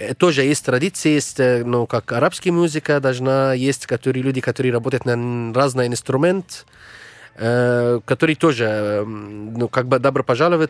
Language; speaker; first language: Russian; non-native, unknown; Arabic